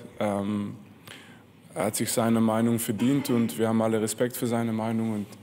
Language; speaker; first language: German; non-native, fluent; French